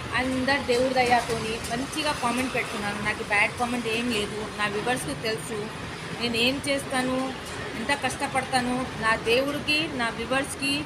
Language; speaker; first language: Telugu; non-native, local second language; Urdu